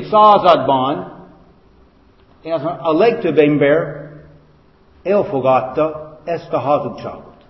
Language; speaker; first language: Hungarian; non-native, fluent; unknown